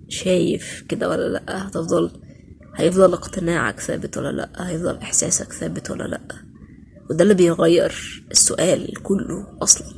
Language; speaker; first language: Arabic; native; Arabic